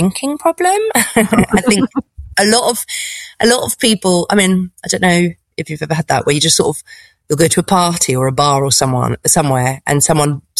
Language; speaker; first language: English; native; English